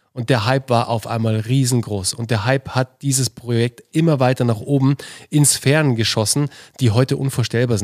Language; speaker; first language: German; native; German